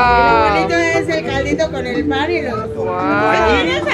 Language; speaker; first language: Spanish; native; Spanish